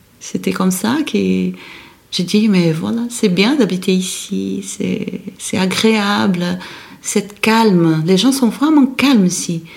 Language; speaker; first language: French; non-native, fluent; Portuguese